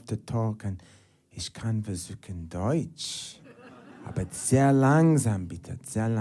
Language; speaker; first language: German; non-native, learner; English